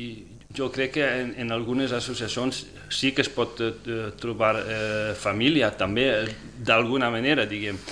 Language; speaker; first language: Catalan; non-native, fluent; Dutch